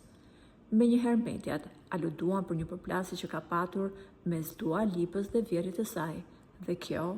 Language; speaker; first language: Albanian; native; Albanian